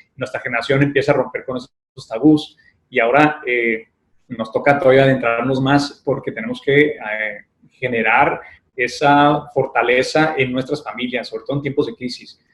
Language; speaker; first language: Spanish; native; Spanish